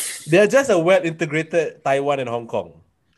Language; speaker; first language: English; non-native, local second language; Malay